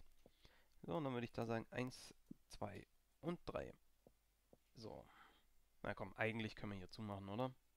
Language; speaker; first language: German; native; German